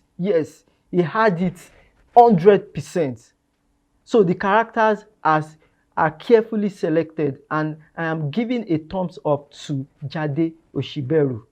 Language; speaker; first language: English; non-native, local second language; Yoruba